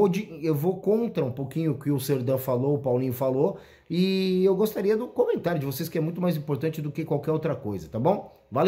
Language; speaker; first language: Portuguese; native; Portuguese